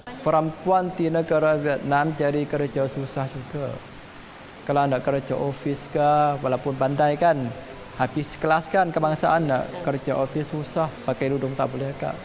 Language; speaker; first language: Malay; non-native, learner; Western Cham